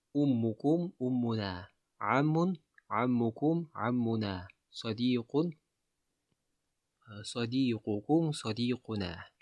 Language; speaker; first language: Arabic; non-native, fluent; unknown